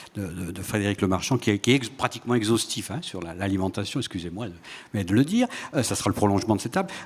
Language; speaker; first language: French; native; French